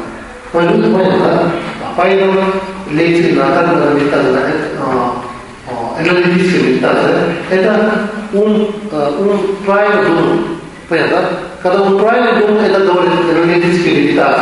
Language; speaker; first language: Russian; non-native, learner; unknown